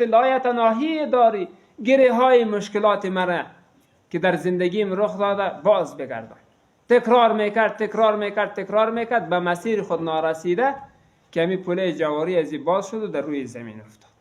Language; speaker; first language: Persian; native; Persian